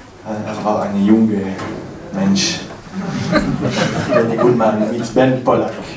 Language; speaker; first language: German; non-native, learner; French